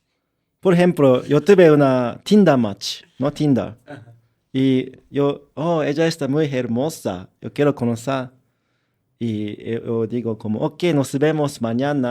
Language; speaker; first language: Spanish; non-native, learner; Japanese